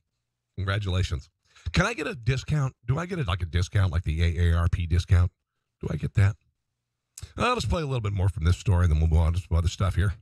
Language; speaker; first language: English; native; English